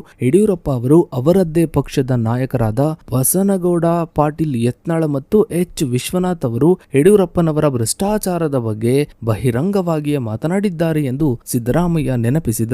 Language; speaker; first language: Kannada; native; Kannada